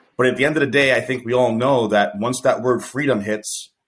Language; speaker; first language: English; native; English